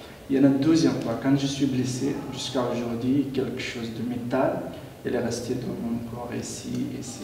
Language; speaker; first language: French; non-native, learner; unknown